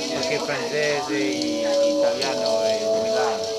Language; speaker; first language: Italian; non-native, learner; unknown